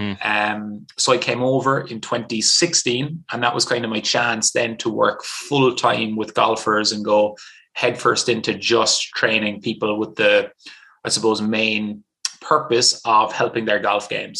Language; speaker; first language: English; native; English